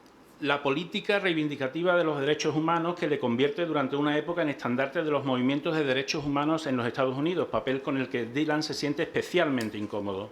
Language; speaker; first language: Spanish; native; Spanish